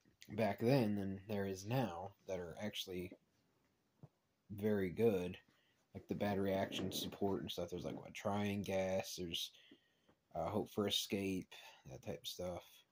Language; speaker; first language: English; native; English